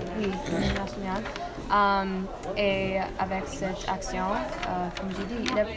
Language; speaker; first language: French; non-native, learner; English